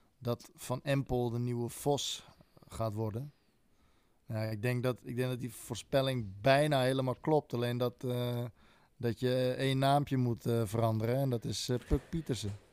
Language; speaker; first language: Dutch; native; Dutch